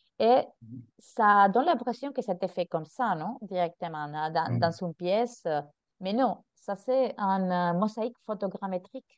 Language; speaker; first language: French; non-native, fluent; Spanish